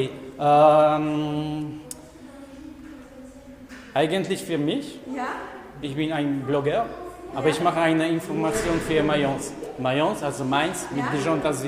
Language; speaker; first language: German; non-native, learner; Polish